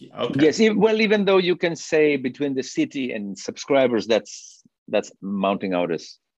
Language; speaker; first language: English; non-native, fluent; Spanish